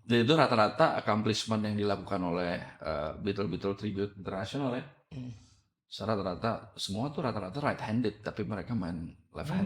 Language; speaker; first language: Indonesian; native; Indonesian